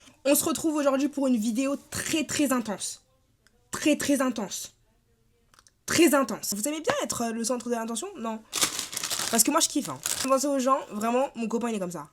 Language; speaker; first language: French; native; French